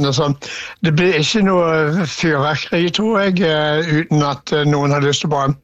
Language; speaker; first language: Norwegian; non-native, fluent; English